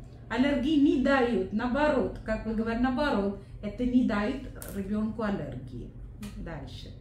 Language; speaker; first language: Russian; non-native, learner; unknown